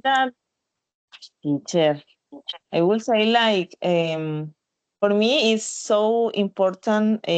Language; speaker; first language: English; non-native, learner; Spanish